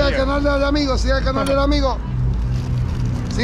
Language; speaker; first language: Spanish; native; Spanish